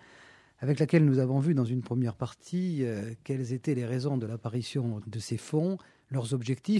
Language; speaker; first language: French; native; French